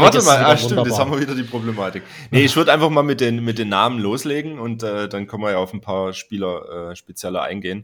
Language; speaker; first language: German; native; German